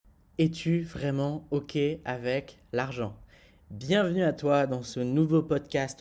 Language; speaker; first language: French; native; French